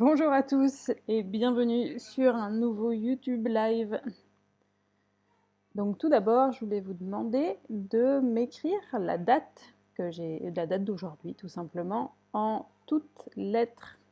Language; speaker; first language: French; native; French